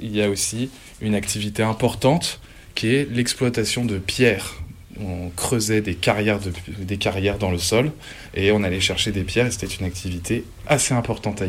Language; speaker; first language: French; native; French